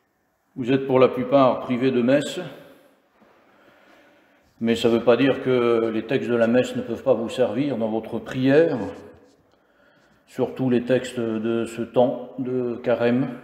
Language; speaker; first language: French; native; French